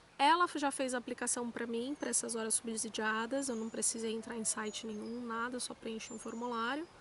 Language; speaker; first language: Portuguese; native; Portuguese